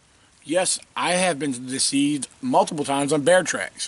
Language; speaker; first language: English; native; English